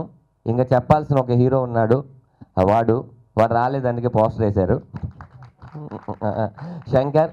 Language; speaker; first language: Telugu; native; Telugu